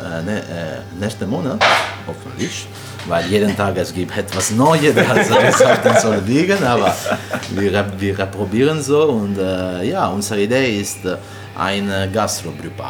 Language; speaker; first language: German; non-native, learner; Italian